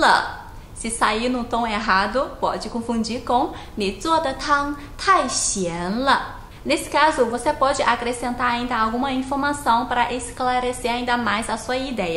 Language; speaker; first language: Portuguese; non-native, fluent; Chinese